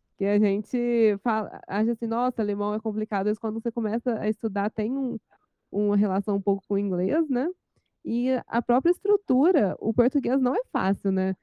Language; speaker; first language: Portuguese; native; Portuguese